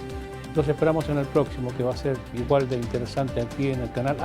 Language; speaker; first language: Spanish; native; Spanish